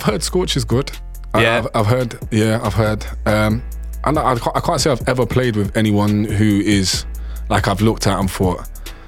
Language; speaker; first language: English; native; English